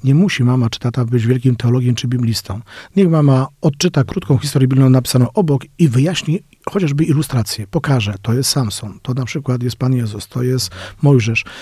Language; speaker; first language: Polish; native; Polish